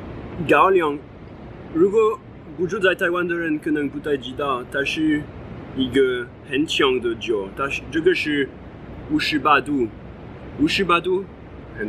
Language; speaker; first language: Chinese; non-native, fluent; French